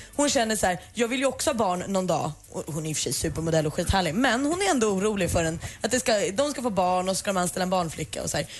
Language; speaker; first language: Swedish; native; Swedish